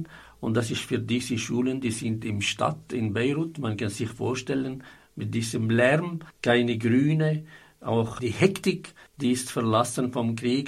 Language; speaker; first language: German; non-native, fluent; Arabic